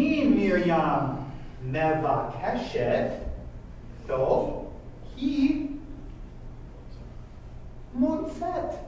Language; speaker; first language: Hebrew; non-native, fluent; English